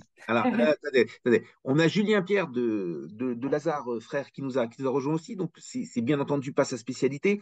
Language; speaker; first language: French; native; French